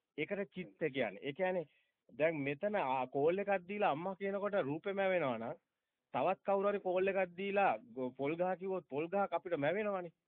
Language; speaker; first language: Sinhala; native; Sinhala